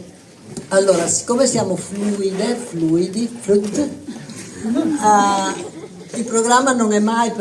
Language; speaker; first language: Italian; native; Italian